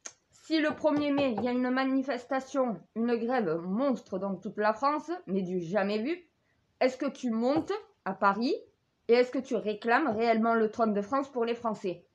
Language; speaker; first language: French; native; French